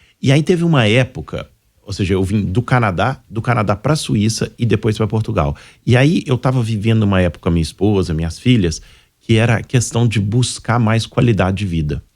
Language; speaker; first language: Portuguese; native; Portuguese